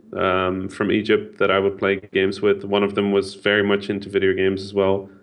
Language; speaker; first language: English; non-native, fluent; Dutch